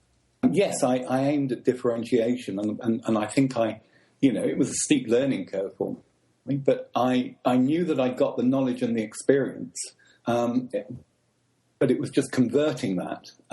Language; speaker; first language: English; native; English